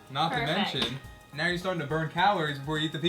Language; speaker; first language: English; native; English